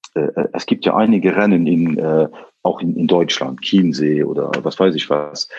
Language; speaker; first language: German; non-native, local second language; Luxembourgish